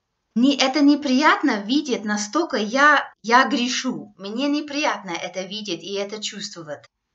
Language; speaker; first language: Russian; non-native, fluent; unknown